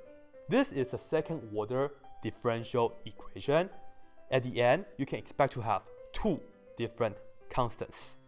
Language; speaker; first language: English; non-native, fluent; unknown